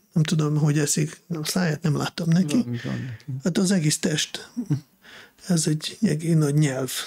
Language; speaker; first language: Hungarian; non-native, fluent; Russian